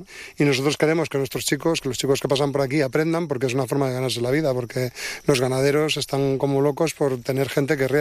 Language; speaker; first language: Spanish; native; Spanish